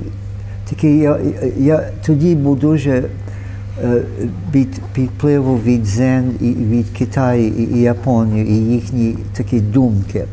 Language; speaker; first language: Ukrainian; early bilingual, heritage; Ukrainian